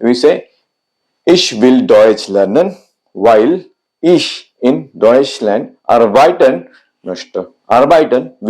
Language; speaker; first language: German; non-native, fluent; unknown